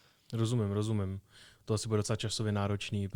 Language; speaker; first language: Czech; native; Czech